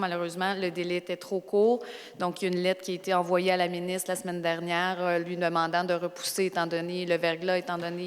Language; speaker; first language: French; native; French